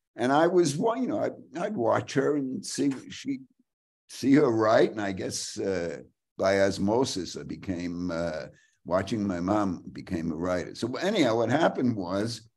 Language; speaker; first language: English; native; English